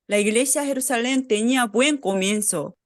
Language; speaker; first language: Spanish; non-native, fluent; Korean